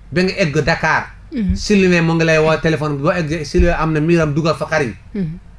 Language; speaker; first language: Wolof; non-native, local second language; Fula